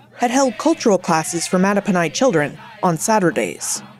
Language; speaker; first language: English; native; English